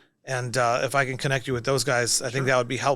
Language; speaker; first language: English; native; English